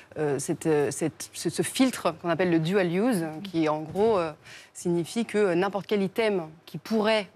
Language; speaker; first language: French; native; French